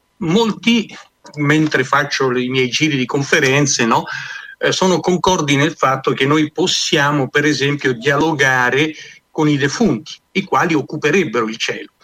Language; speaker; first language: Italian; native; Italian